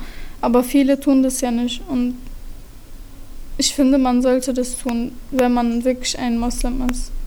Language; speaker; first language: German; early bilingual, other home language; Turkish